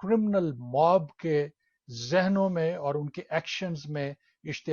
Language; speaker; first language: Urdu; native; Urdu